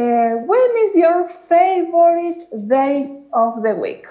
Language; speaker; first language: English; non-native, learner; Spanish